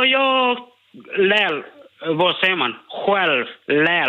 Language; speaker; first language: Swedish; non-native, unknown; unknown